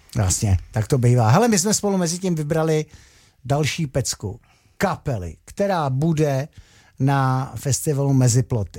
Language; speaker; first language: Czech; native; Czech